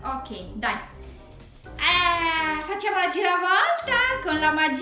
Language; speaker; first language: Italian; native; Italian